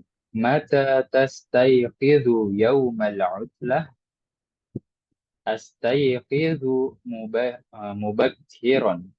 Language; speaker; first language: Arabic; non-native, local second language; Indonesian